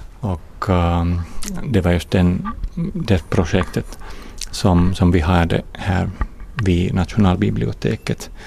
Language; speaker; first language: Swedish; non-native, fluent; Finnish